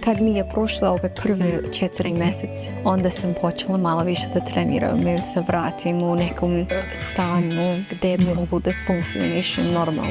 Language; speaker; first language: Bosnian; non-native, fluent; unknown